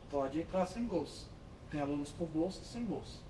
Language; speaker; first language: Portuguese; native; Portuguese